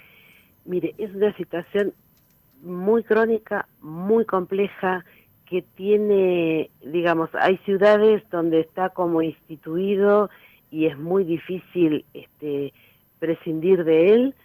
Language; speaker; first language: Spanish; native; Spanish